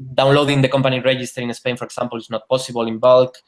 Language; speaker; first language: English; non-native, fluent; Spanish